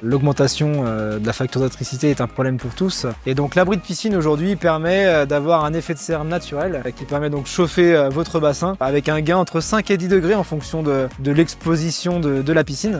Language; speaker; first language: French; native; French